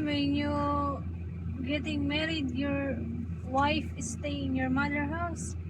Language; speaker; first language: English; non-native, learner; Filipino